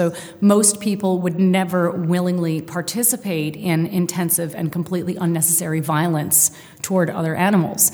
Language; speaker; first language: English; native; English